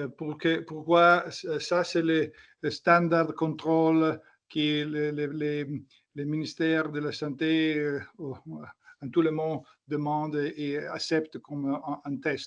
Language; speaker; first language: French; non-native, learner; Italian